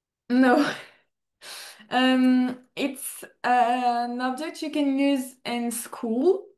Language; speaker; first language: English; non-native, fluent; French